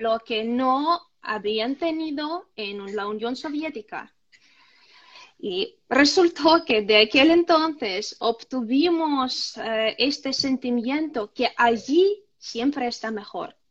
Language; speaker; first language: Spanish; non-native, fluent; Russian